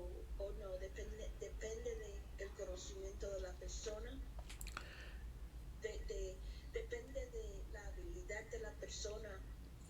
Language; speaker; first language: Spanish; early bilingual, heritage; Spanish